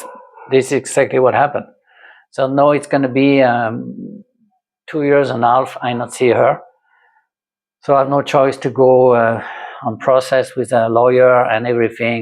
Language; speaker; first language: English; non-native, learner; French